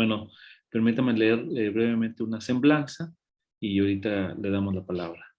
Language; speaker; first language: Spanish; native; Spanish